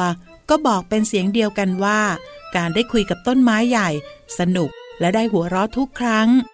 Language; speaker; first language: Thai; native; Thai